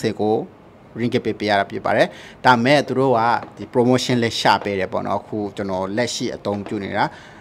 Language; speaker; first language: Burmese; native; Burmese